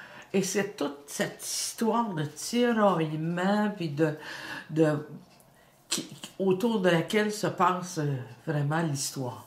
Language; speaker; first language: French; native; French